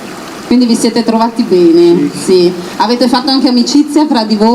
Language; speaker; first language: Italian; native; Italian